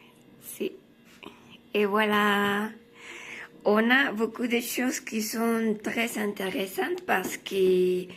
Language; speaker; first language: French; non-native, learner; Spanish